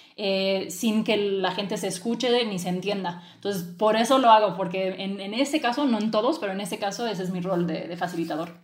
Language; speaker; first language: Spanish; early bilingual, other home language; French